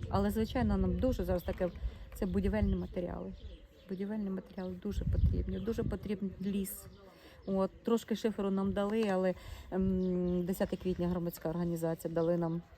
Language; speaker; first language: Ukrainian; native; Ukrainian